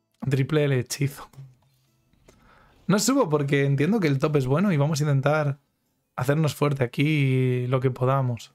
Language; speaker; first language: Spanish; native; Spanish